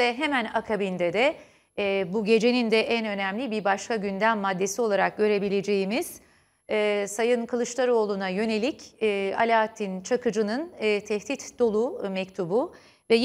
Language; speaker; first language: Turkish; native; Turkish